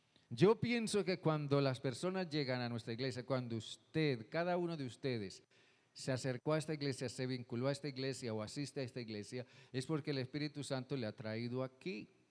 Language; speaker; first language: Spanish; native; Spanish